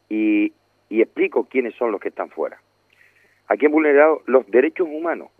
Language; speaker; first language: Spanish; native; Spanish